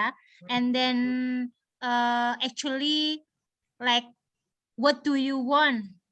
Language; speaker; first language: English; non-native, learner; Indonesian